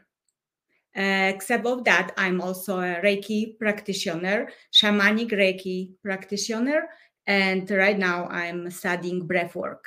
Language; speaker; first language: English; non-native, fluent; Polish